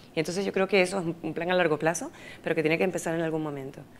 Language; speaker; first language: Spanish; native; Spanish